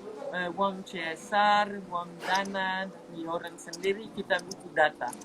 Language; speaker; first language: Indonesian; non-native, fluent; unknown